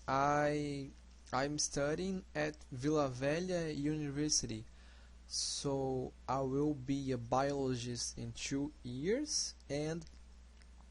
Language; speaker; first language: English; non-native, learner; Portuguese